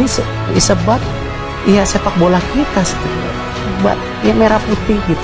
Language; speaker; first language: Indonesian; native; Indonesian